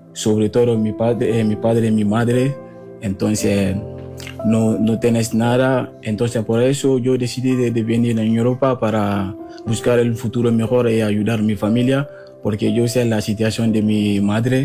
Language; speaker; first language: Spanish; non-native, learner; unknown